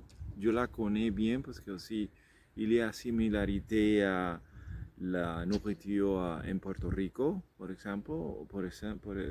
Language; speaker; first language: French; non-native, learner; Spanish